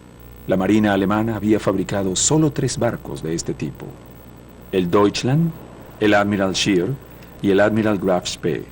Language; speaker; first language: Spanish; native; Spanish